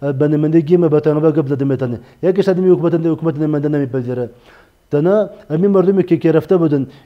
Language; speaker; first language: Persian; non-native, local second language; Pashto